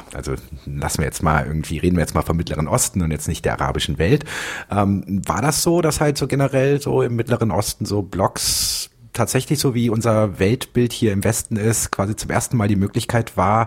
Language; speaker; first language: German; native; German